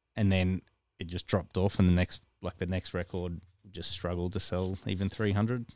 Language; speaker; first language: English; native; English